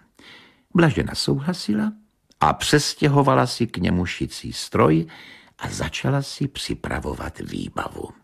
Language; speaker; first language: Czech; native; Czech